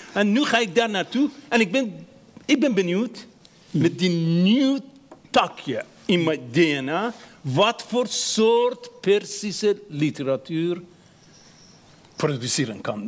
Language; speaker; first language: Dutch; non-native, fluent; Persian